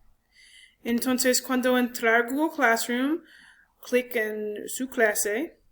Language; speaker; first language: Spanish; non-native, learner; English